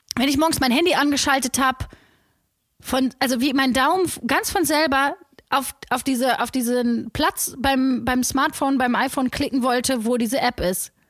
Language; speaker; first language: German; native; German